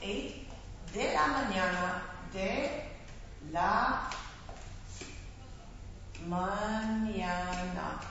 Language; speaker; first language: Spanish; non-native, fluent; English